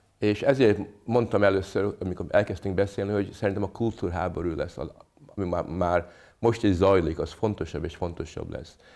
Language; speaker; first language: Hungarian; early bilingual, other home language; English